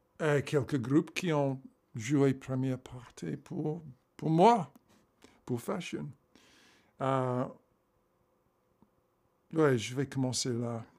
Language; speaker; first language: French; non-native, learner; English